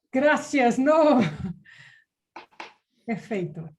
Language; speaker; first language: Spanish; non-native, learner; Portuguese